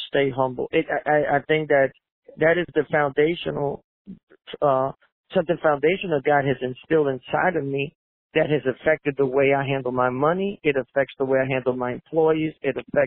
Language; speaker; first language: English; native; English